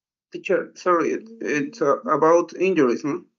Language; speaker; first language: English; non-native, learner; Spanish